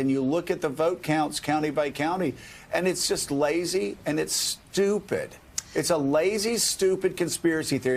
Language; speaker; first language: English; native; English